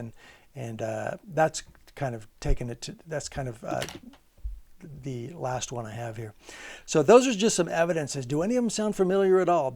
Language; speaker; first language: English; native; English